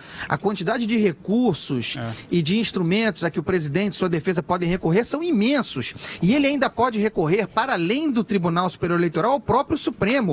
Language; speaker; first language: Portuguese; native; Portuguese